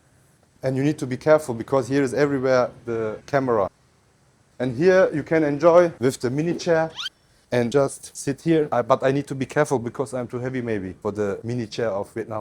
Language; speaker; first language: English; non-native, learner; Turkish